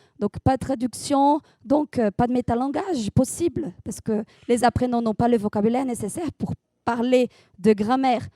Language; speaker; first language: French; non-native, fluent; Portuguese